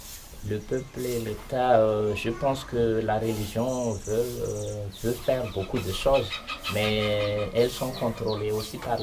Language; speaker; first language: French; non-native, local second language; Malagasy